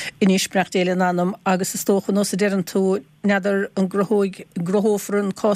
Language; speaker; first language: Irish; native; Irish